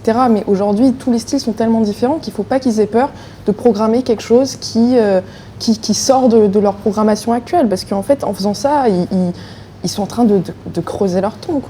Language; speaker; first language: French; native; French